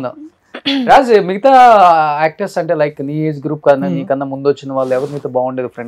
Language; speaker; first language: Telugu; native; Telugu